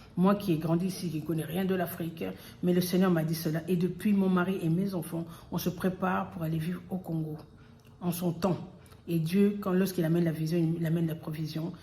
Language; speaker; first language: French; early bilingual, other home language; Lingala